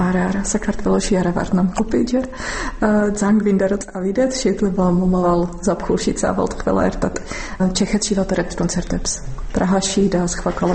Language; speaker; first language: Georgian; non-native, fluent; Czech